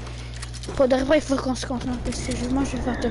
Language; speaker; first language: French; native; French